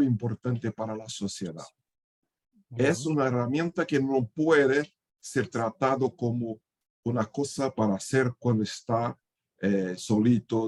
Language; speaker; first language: Spanish; non-native, fluent; Portuguese